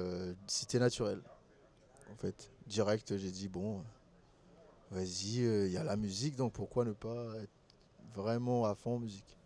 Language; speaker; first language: French; non-native, local second language; Malagasy